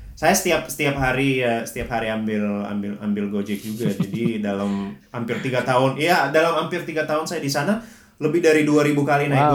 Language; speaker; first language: Indonesian; early bilingual, other home language; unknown